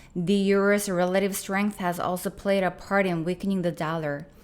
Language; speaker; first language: English; non-native, fluent; Korean